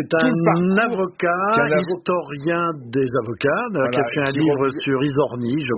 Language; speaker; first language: French; native; French